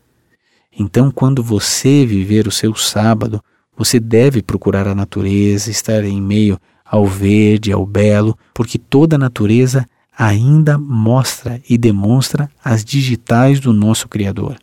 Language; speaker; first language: Portuguese; native; Portuguese